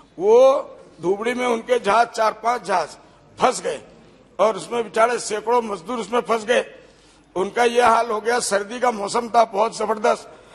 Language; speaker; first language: Hindi; non-native, local second language; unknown